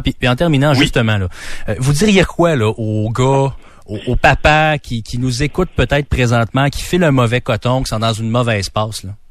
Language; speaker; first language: French; native; French